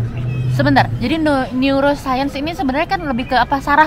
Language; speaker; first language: Indonesian; native; Indonesian